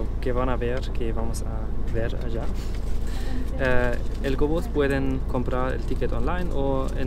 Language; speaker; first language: Spanish; non-native, learner; German